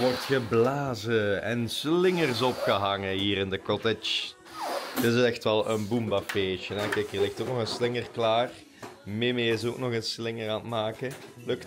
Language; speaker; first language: Dutch; native; Dutch